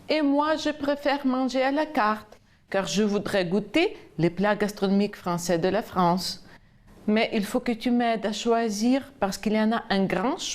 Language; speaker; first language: French; non-native, fluent; Ukrainian